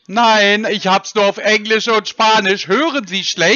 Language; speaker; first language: German; native; German